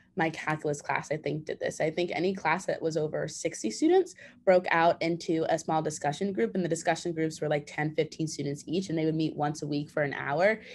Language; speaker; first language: English; native; English